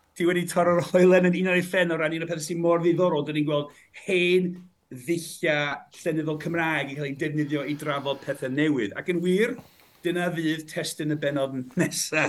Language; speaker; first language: Welsh; native; Welsh